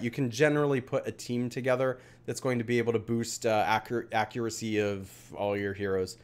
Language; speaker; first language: English; native; English